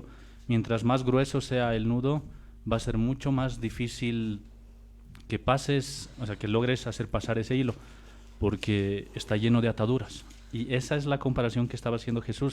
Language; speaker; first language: Spanish; native; Spanish